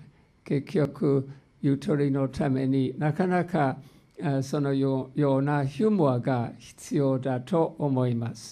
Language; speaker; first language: Japanese; non-native, fluent; English